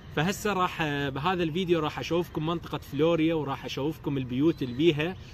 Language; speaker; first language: Arabic; non-native, local second language; Azerbaijani